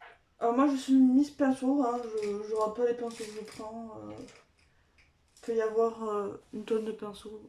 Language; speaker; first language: French; native; French